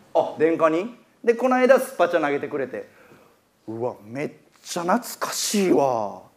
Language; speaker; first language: Japanese; native; Japanese